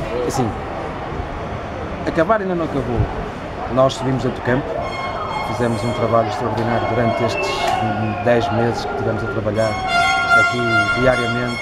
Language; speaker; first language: Portuguese; native; Portuguese